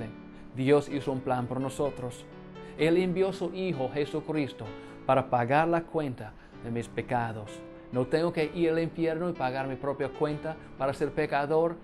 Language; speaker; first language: Spanish; non-native, fluent; English